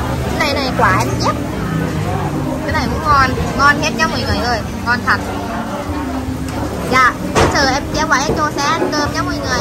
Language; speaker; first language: Vietnamese; non-native, learner; Thai